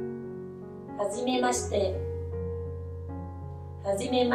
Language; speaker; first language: Japanese; non-native, fluent; Vietnamese